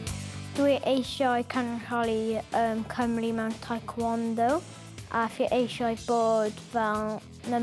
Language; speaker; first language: Welsh; non-native, local second language; English